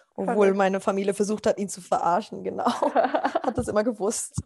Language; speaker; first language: German; non-native, fluent; Spanish